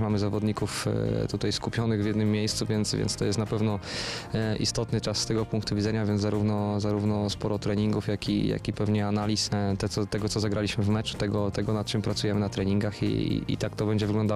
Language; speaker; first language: Polish; native; Polish